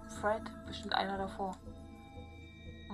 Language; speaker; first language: German; native; German